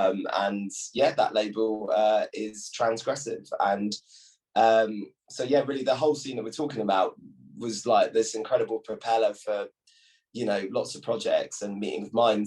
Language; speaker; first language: English; native; English